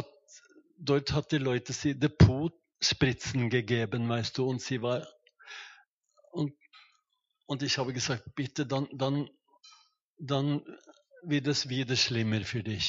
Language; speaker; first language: German; non-native, fluent; Norwegian